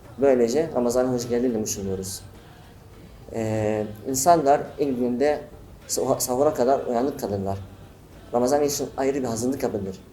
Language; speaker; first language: Turkish; non-native, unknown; Arabic